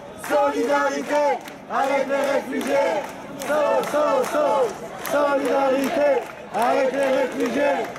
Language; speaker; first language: French; native; French